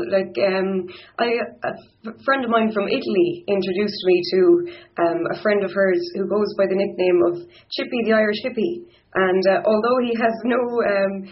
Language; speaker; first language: English; non-native, local second language; Irish